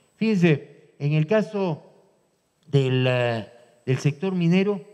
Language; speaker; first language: Spanish; native; Spanish